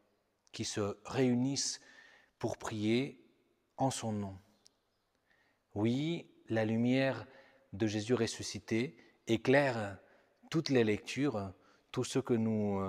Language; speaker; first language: French; non-native, fluent; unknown